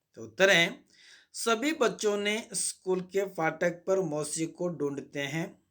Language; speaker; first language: Hindi; non-native, local second language; Kannada